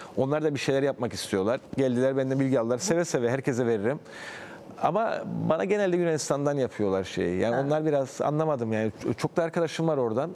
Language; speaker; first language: Turkish; native; Turkish